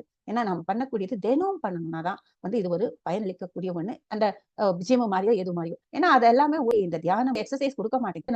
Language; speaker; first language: Tamil; native; Tamil